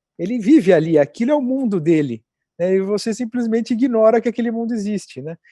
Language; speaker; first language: Portuguese; native; Portuguese